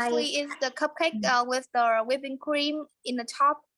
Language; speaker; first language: English; non-native, learner; Vietnamese